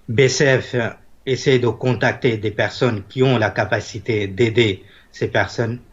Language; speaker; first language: French; non-native, fluent; Bangla